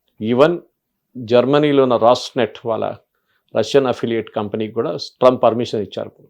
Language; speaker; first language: Telugu; non-native, local second language; Malayalam